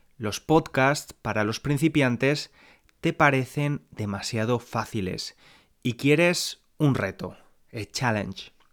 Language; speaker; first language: Spanish; native; Spanish